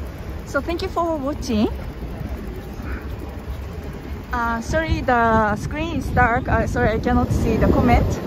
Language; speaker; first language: English; non-native, fluent; Japanese